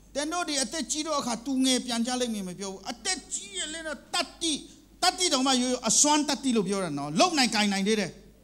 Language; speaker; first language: Burmese; non-native, local second language; Kachin